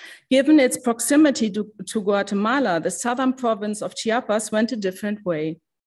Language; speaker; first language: English; non-native, fluent; German